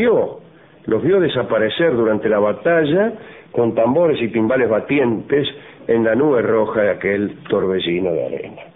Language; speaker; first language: Spanish; native; Spanish